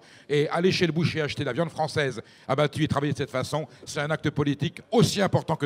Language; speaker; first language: French; native; French